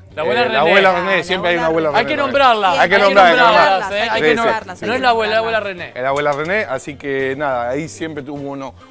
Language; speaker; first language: Spanish; native; Spanish